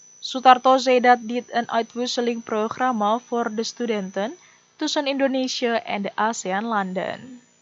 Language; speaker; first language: Dutch; non-native, fluent; Indonesian